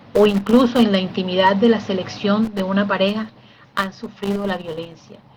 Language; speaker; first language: Spanish; native; Spanish